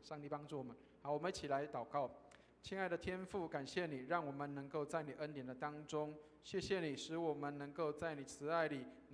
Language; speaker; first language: Chinese; native; Chinese